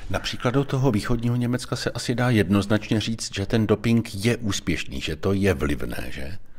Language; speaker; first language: Czech; native; Czech